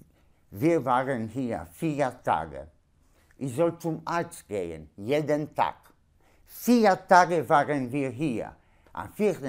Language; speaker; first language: German; non-native, learner; Polish